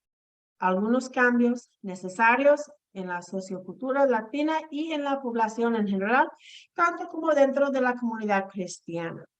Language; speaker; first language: Spanish; non-native, fluent; English